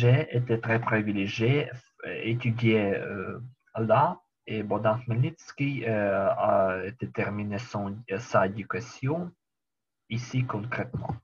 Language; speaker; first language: French; non-native, learner; Ukrainian